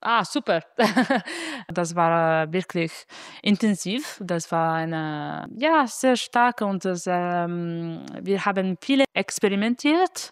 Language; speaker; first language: German; non-native, fluent; Italian